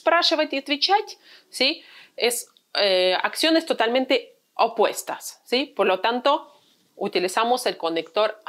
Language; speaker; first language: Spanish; non-native, fluent; Russian